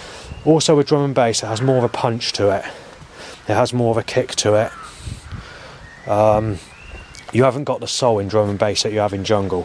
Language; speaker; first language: English; native; English